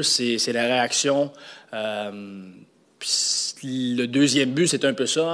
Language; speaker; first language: French; native; French